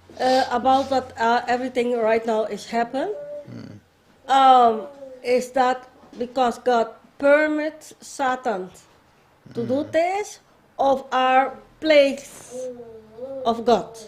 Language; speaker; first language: English; non-native, learner; Papiamento